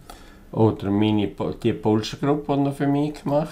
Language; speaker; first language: German; native; German